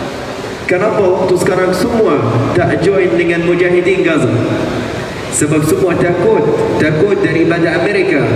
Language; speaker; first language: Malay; non-native, fluent; Arabic